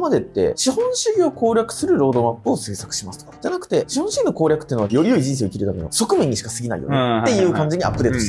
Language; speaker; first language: Japanese; native; Japanese